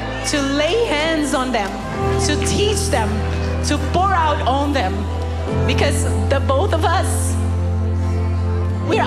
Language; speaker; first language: English; non-native, fluent; Portuguese